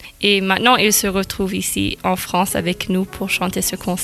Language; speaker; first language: French; non-native, fluent; German